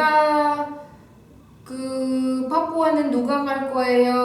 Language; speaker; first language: Korean; non-native, fluent; Indonesian